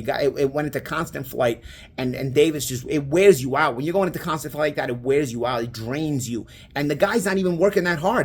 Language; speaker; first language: English; native; English